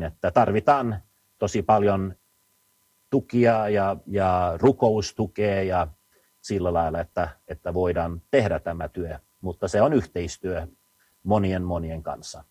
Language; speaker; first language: Finnish; non-native, fluent; Swedish